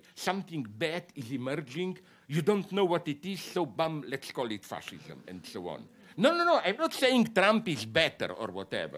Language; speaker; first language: English; non-native, fluent; Slovenian